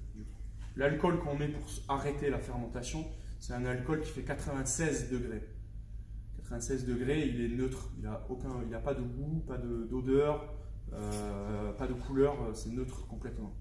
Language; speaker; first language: French; native; French